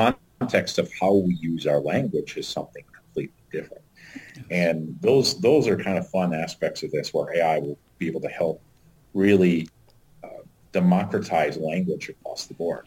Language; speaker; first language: English; native; English